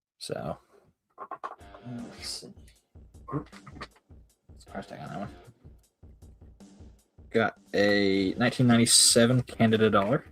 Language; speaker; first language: English; native; English